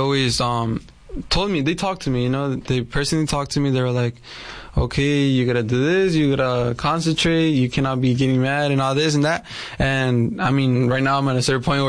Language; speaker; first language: English; native; English